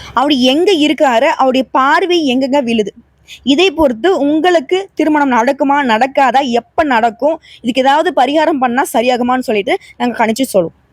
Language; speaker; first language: Tamil; native; Tamil